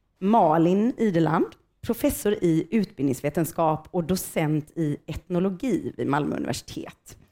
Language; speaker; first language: Swedish; native; Swedish